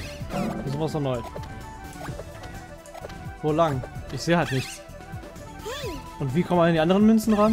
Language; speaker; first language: German; native; German